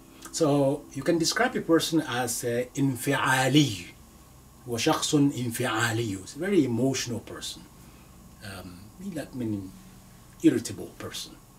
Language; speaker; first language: English; non-native, local second language; Yoruba